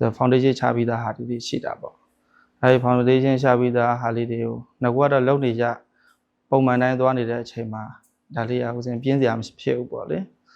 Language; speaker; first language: Burmese; native; Burmese